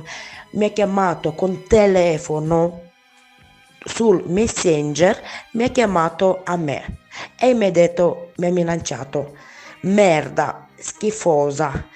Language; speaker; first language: Italian; non-native, learner; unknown